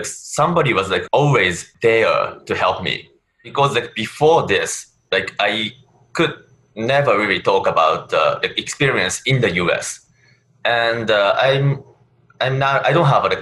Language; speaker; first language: English; non-native, fluent; Japanese